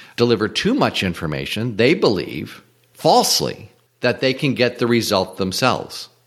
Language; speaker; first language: English; native; English